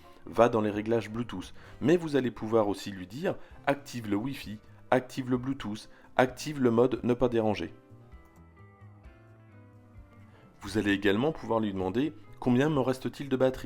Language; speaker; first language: French; native; French